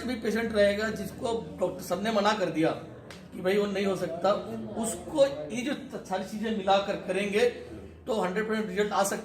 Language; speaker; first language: Hindi; native; Hindi